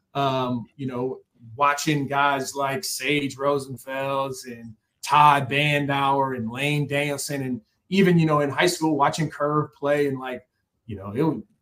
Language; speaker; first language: English; native; English